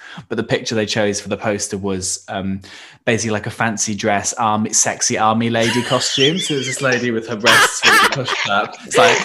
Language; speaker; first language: English; native; English